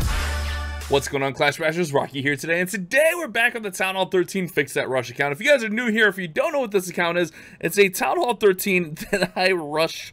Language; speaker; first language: English; native; English